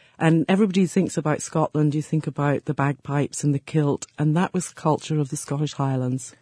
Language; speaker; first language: English; native; English